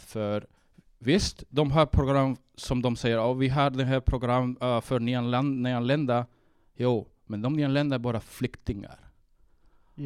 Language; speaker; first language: Swedish; early bilingual, heritage; Swedish